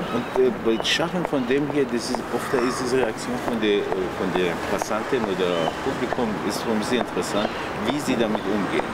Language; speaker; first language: German; non-native, fluent; Persian